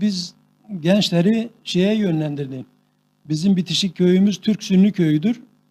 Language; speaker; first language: Turkish; non-native, local second language; Kurdish